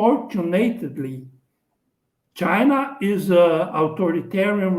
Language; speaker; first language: English; non-native, learner; Portuguese